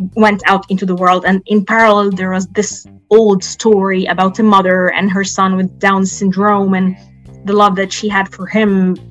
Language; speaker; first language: English; non-native, fluent; Arabic